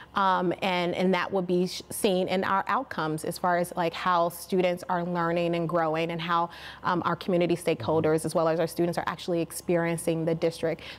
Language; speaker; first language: English; native; English